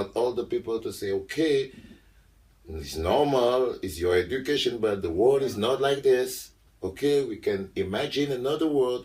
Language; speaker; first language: English; non-native, local second language; French